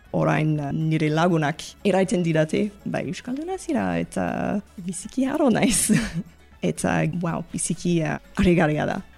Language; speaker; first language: Basque; non-native, learner; English